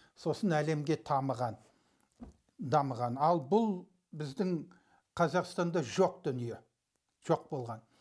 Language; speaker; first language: Kazakh; early bilingual, heritage; Kazakh